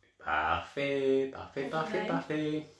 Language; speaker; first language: French; non-native, learner; Portuguese